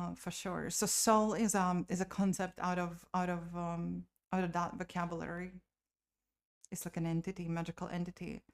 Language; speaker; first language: English; non-native, fluent; Latvian